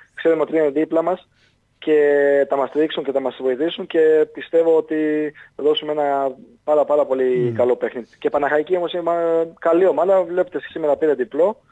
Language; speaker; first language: Greek; non-native, fluent; Serbian